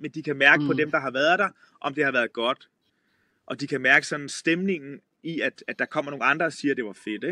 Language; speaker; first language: Danish; native; Danish